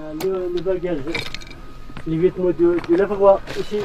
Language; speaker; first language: French; non-native, learner; Berber languages